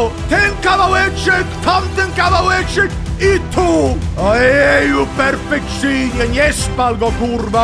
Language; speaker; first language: Polish; non-native, learner; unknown